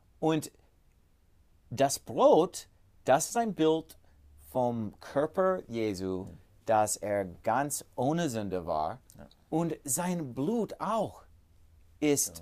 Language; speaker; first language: German; non-native, fluent; English